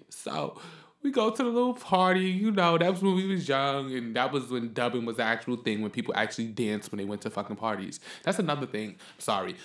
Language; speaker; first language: English; native; English